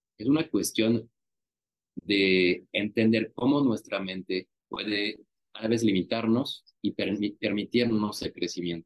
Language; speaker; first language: Spanish; non-native, fluent; French